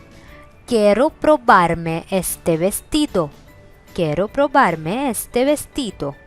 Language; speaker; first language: Spanish; non-native, fluent; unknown